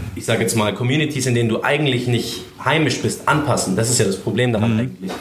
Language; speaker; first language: German; native; German